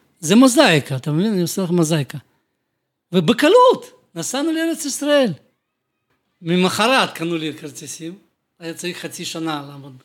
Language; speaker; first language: Hebrew; non-native, fluent; Russian